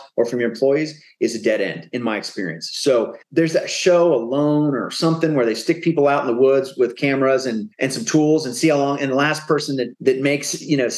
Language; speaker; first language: English; native; English